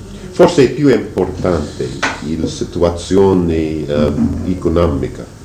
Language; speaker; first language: Italian; non-native, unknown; English